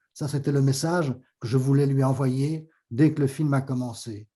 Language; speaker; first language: French; native; French